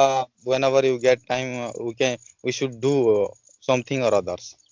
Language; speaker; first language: English; non-native, learner; Odia